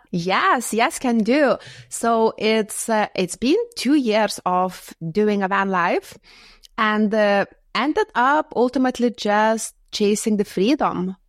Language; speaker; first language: English; non-native, fluent; Lithuanian